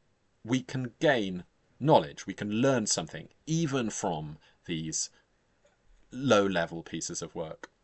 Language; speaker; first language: English; native; English